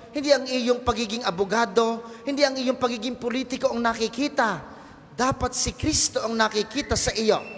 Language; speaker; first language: Filipino; native; Filipino